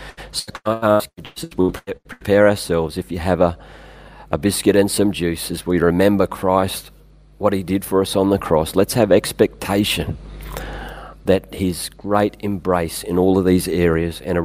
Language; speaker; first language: English; native; English